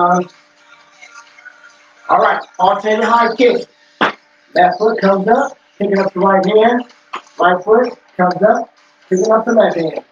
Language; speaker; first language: English; native; English